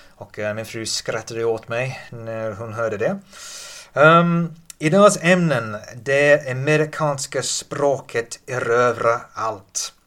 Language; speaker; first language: Swedish; non-native, learner; English